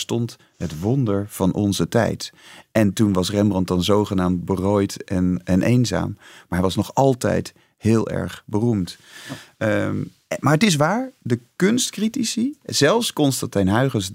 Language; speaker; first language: Dutch; native; Dutch